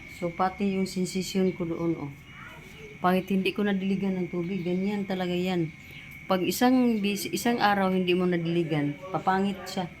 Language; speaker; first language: Filipino; non-native, local second language; Cebuano